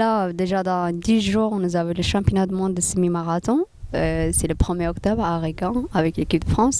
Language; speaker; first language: French; non-native, fluent; Tigrinya